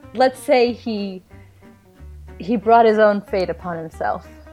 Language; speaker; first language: English; early bilingual, other home language; Tamil